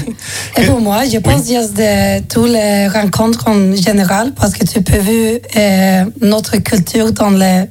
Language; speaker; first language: French; non-native, learner; Swedish